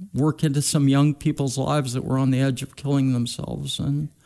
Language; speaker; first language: English; native; English